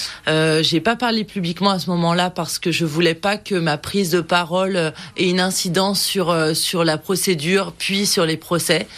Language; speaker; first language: French; native; French